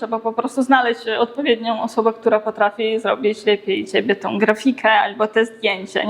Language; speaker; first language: Polish; native; Polish